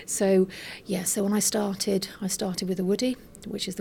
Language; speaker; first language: English; native; English